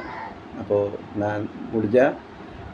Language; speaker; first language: Tamil; non-native, learner; Malayalam